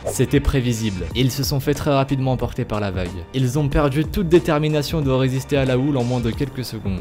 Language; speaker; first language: French; native; French